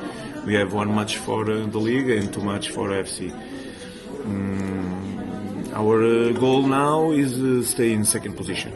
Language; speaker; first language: English; non-native, learner; Portuguese